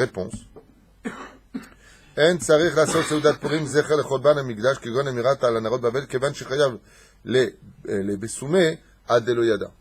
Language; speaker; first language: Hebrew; non-native, fluent; French